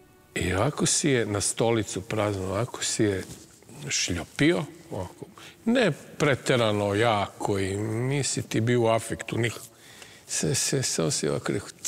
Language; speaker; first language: Serbian; native; Serbian